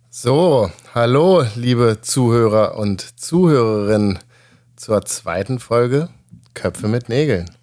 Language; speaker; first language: German; native; German